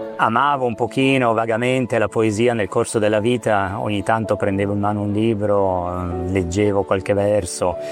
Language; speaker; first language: Italian; native; Italian